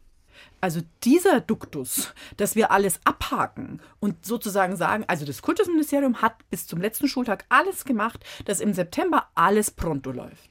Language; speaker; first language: German; native; German